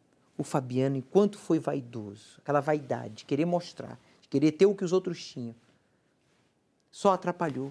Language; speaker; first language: Portuguese; native; Portuguese